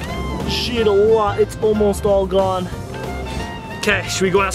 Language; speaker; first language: English; native; English